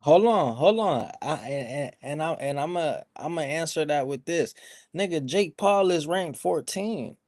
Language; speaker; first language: English; native; English